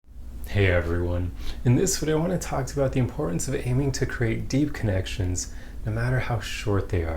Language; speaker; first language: English; native; English